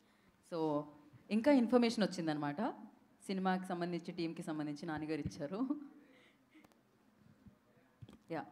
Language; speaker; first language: Telugu; native; Telugu